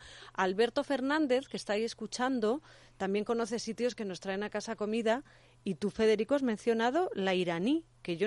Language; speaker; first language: Spanish; native; Spanish